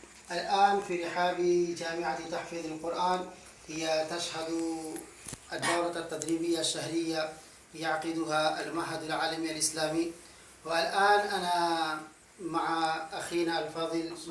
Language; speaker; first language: Arabic; non-native, fluent; Urdu